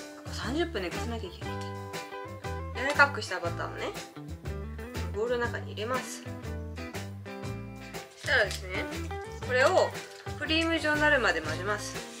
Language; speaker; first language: Japanese; native; Japanese